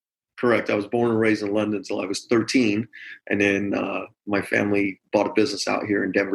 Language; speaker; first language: English; native; English